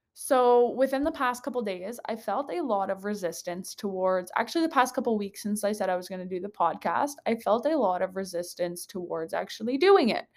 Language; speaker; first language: English; native; English